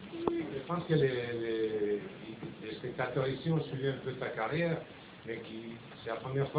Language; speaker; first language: French; native; French